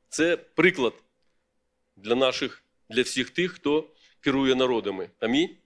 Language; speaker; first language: Ukrainian; non-native, local second language; Russian